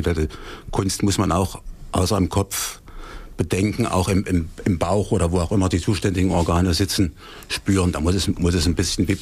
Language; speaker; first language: German; native; German